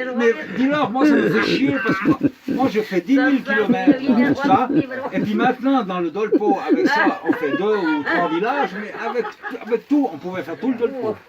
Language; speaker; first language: French; native; French